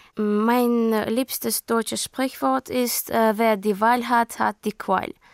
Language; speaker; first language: German; non-native, learner; Azerbaijani